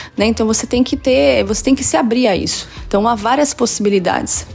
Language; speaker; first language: Portuguese; native; Portuguese